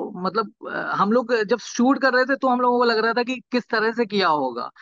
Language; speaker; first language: Hindi; native; Hindi